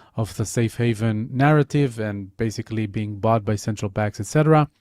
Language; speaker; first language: English; non-native, fluent; Hebrew